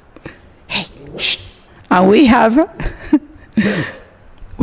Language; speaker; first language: English; non-native, learner; Spanish